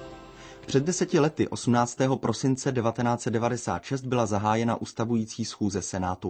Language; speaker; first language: Czech; native; Czech